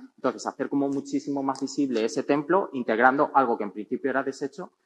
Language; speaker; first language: Spanish; native; Spanish